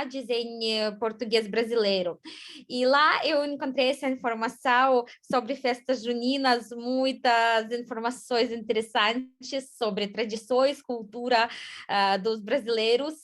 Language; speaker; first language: Portuguese; non-native, fluent; Ukrainian